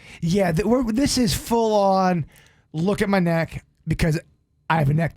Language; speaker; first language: English; native; English